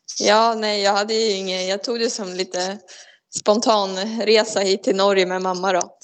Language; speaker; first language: Swedish; native; Swedish